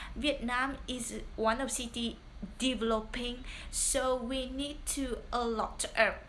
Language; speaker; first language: English; non-native, learner; Vietnamese